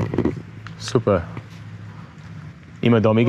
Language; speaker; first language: Hungarian; non-native, learner; English